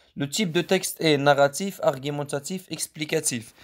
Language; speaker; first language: French; non-native, local second language; Arabic